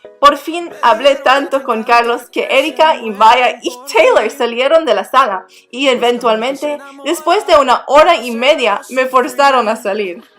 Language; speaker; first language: Spanish; non-native, learner; English